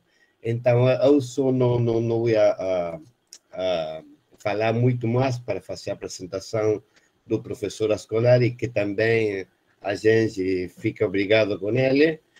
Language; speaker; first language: Portuguese; non-native, fluent; Spanish